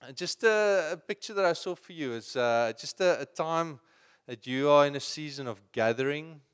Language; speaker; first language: English; non-native, local second language; Afrikaans